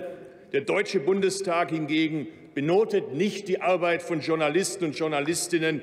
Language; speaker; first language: German; early bilingual, other home language; Turkish